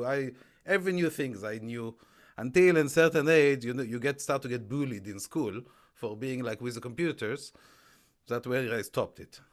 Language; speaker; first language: English; non-native, fluent; Hebrew